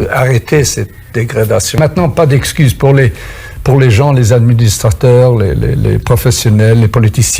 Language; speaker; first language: French; non-native, fluent; English